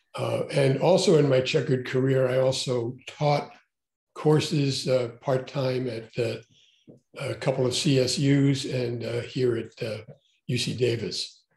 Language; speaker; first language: English; native; English